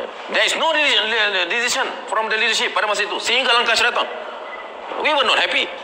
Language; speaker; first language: English; non-native, local second language; Malay